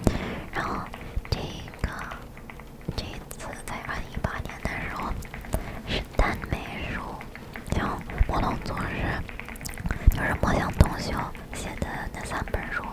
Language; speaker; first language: Chinese; early bilingual, heritage; English